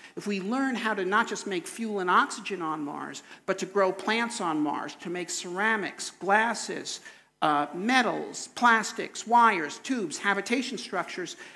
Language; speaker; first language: English; native; English